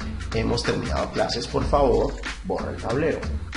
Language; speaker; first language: Spanish; native; Spanish